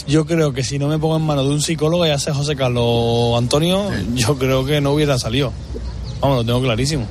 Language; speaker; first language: Spanish; native; Spanish